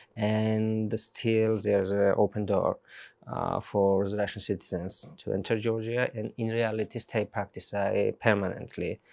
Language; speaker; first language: English; non-native, fluent; Georgian